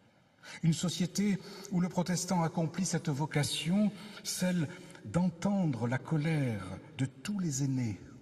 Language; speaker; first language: French; native; French